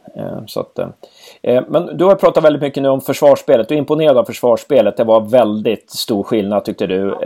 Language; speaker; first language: Swedish; native; Swedish